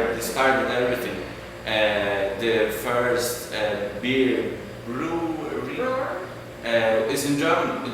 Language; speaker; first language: English; non-native, fluent; German